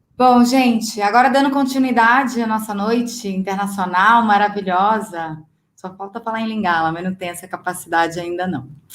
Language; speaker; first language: Portuguese; native; Portuguese